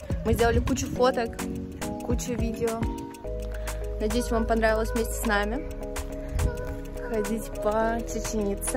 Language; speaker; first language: Russian; native; Russian